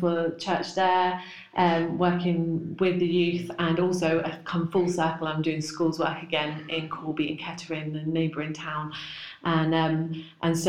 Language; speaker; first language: English; native; English